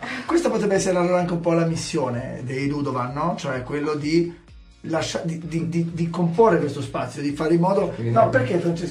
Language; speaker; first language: Italian; native; Italian